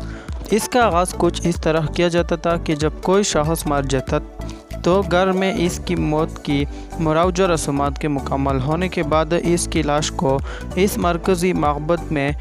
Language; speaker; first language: Urdu; native; Urdu